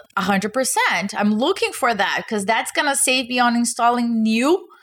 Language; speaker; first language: English; non-native, fluent; Portuguese